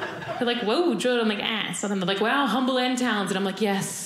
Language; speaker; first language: English; native; English